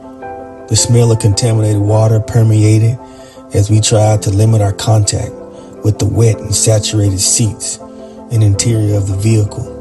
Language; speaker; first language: English; native; English